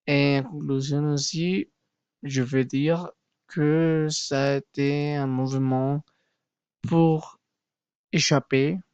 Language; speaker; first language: French; non-native, learner; Spanish